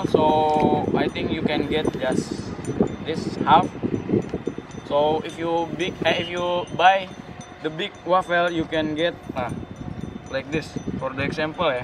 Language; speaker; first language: English; non-native, learner; Indonesian